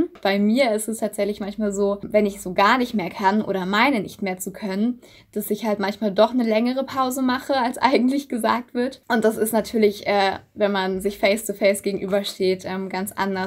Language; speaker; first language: German; native; German